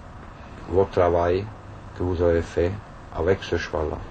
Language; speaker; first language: French; non-native, fluent; German